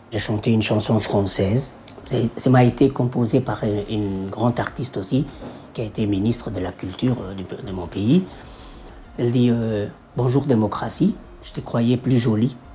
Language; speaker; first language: French; non-native, local second language; Somali